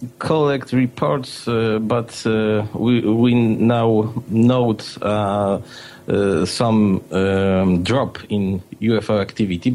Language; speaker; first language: English; non-native, fluent; Polish